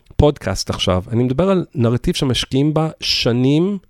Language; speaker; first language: Hebrew; early bilingual, other home language; English